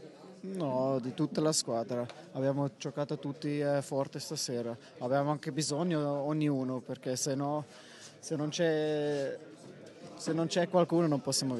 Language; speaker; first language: Italian; non-native, fluent; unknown